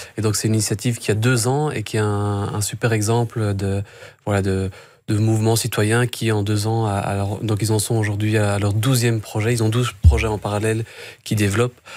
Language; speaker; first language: French; native; French